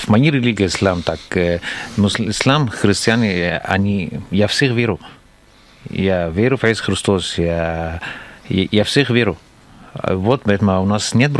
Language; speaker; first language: Russian; non-native, learner; Arabic